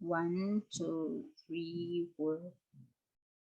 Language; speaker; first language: English; non-native, fluent; Indonesian